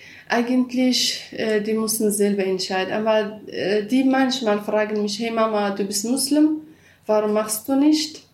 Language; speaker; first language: German; non-native, learner; Kurdish